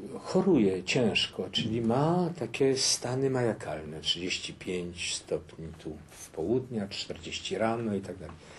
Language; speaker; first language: Polish; native; Polish